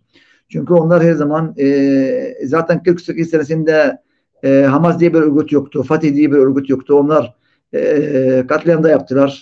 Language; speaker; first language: Turkish; non-native, fluent; Arabic